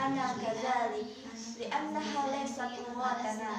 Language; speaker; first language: Arabic; non-native, learner; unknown